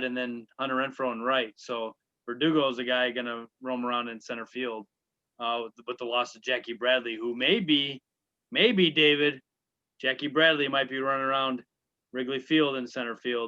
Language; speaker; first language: English; native; English